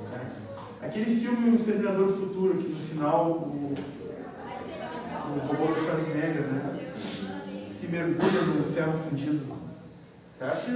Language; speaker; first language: Portuguese; native; Portuguese